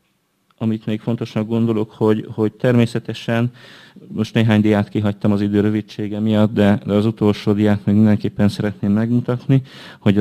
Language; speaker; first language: Hungarian; native; Hungarian